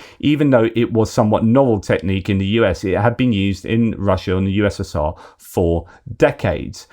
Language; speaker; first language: English; native; English